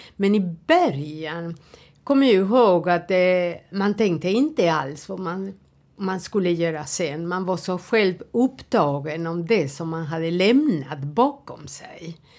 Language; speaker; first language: Swedish; non-native, fluent; Spanish